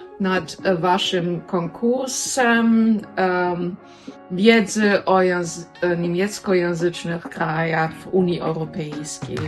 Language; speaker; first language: Polish; non-native, learner; German